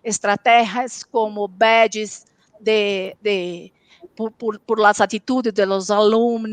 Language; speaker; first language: Spanish; non-native, local second language; Portuguese